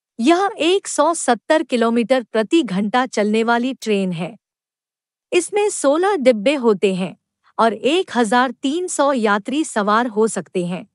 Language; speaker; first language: Hindi; non-native, local second language; Kannada